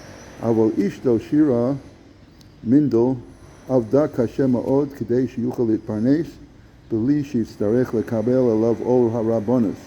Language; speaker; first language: Hebrew; non-native, fluent; English